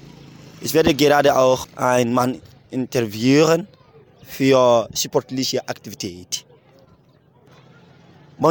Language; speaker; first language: German; non-native, learner; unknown